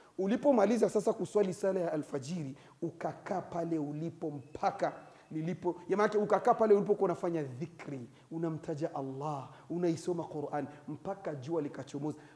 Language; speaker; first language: Swahili; native; Swahili